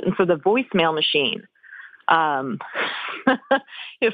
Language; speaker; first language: English; native; English